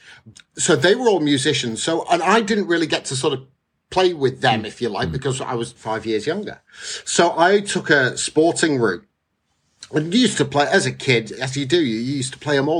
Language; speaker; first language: English; native; English